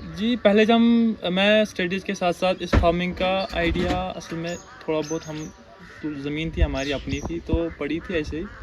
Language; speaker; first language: Urdu; non-native, local second language; Kashmiri